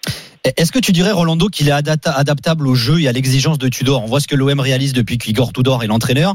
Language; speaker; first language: French; native; French